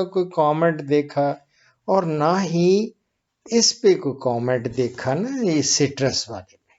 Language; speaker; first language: Urdu; native; Urdu